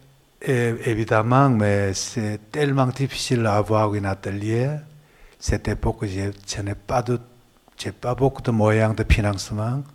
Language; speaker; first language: French; non-native, learner; Korean